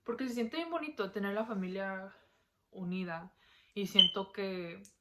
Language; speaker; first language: Spanish; early bilingual, heritage; Spanish